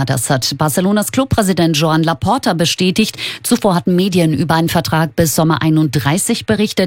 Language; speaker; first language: German; native; German